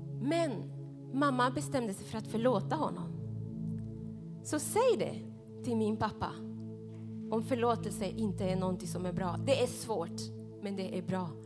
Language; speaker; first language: Swedish; non-native, fluent; Spanish